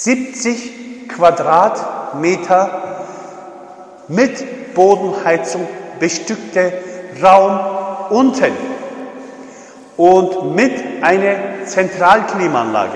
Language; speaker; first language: German; non-native, fluent; Turkish